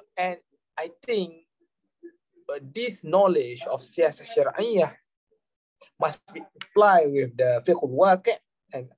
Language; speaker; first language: English; non-native, local second language; Malay